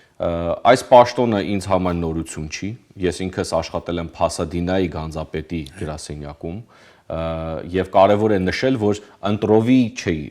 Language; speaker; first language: Armenian; early bilingual, heritage; Armenian